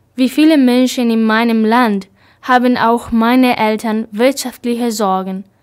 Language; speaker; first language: German; non-native, fluent; Spanish